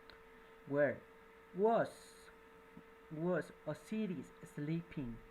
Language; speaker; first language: English; non-native, fluent; Spanish